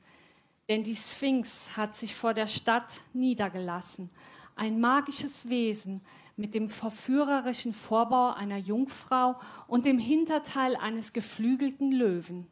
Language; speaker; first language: German; native; German